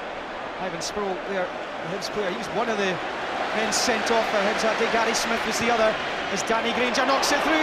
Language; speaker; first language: English; native; English